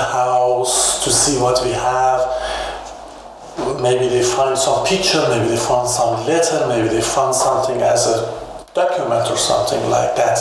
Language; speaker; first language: English; non-native, fluent; Persian